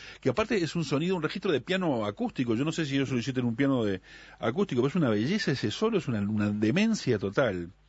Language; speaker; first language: Spanish; native; Spanish